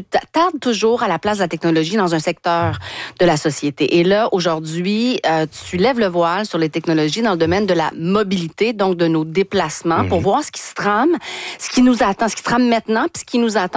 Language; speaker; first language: French; native; French